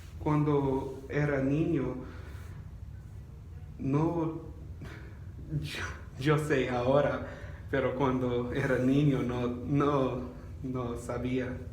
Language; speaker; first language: Spanish; non-native, learner; English